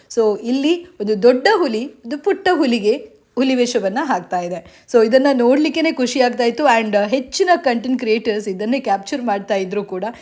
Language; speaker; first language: Kannada; non-native, local second language; Konkani